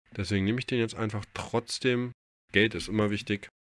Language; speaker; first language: German; native; German